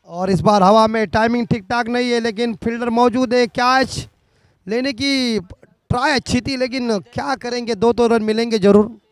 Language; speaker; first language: Hindi; non-native, local second language; Marathi